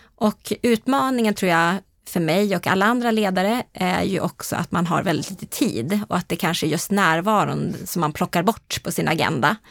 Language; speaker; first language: Swedish; native; Swedish